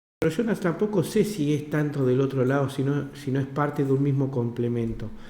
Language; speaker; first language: Spanish; native; Spanish